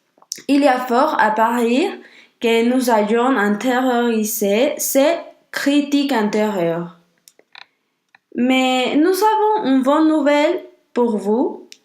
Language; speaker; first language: French; non-native, learner; Spanish